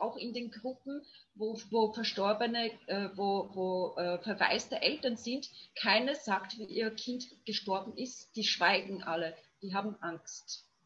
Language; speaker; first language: German; non-native, fluent; Polish